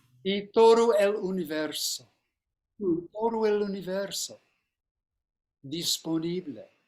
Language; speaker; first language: Spanish; non-native, fluent; English